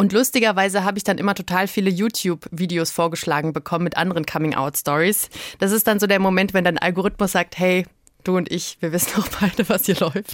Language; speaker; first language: German; native; German